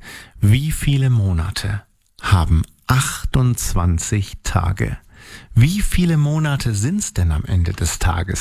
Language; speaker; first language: German; native; German